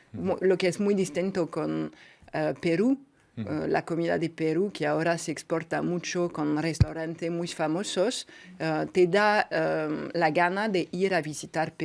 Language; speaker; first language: Spanish; non-native, fluent; French